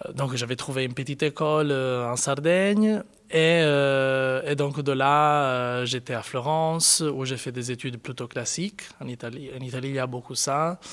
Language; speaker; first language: French; non-native, fluent; Italian